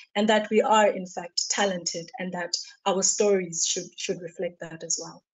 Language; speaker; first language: English; non-native, local second language; Xhosa